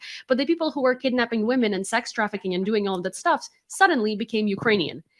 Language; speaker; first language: English; non-native, fluent; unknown